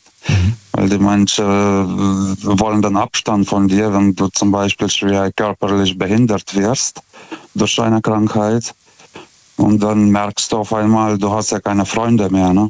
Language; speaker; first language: German; native; German